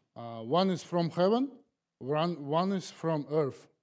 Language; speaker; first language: English; non-native, learner; Kazakh